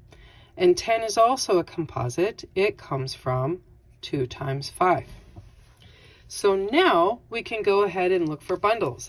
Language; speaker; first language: English; native; English